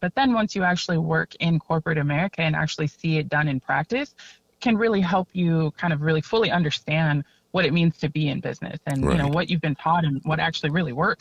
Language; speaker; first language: English; native; English